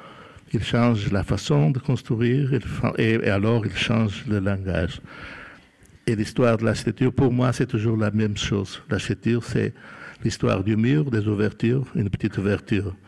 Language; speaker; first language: French; non-native, fluent; Portuguese